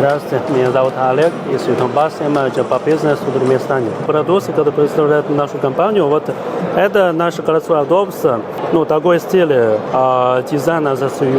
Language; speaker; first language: Russian; non-native, learner; Chinese